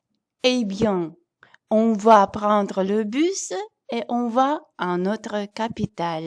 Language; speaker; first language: French; non-native, fluent; Russian